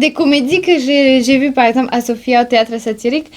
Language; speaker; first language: French; non-native, fluent; Bulgarian